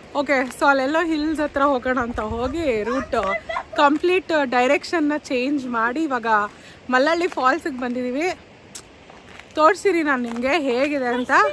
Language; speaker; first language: Kannada; native; Kannada